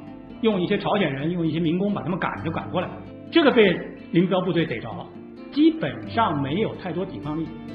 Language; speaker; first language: Chinese; native; Chinese